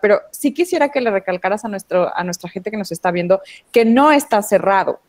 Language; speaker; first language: Spanish; native; Spanish